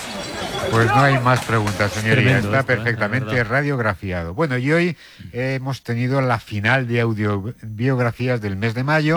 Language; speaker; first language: Spanish; native; Spanish